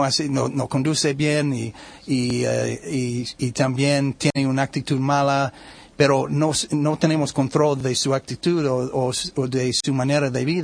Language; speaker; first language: Spanish; non-native, learner; English